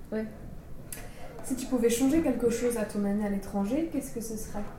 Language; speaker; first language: French; native; French